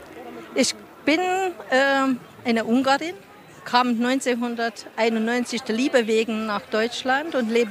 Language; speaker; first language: German; non-native, fluent; Hungarian